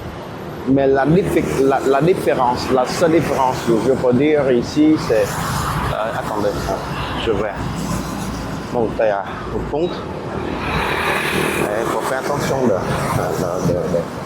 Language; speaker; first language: French; non-native, fluent; Vietnamese